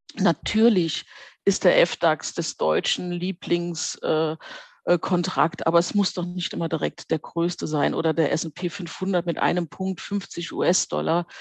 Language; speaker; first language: German; native; German